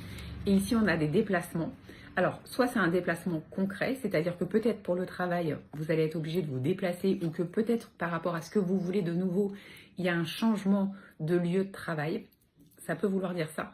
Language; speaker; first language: French; native; French